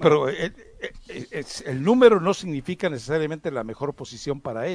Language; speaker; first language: Spanish; native; Spanish